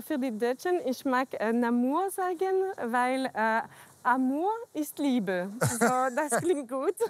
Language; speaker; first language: German; non-native, learner; French